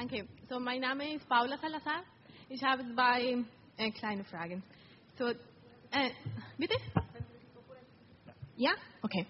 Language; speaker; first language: German; non-native, learner; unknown